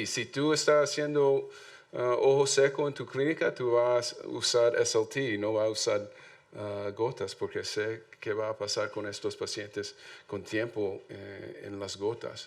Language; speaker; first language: Spanish; non-native, learner; English